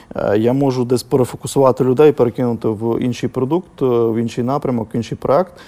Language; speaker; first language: Ukrainian; native; Ukrainian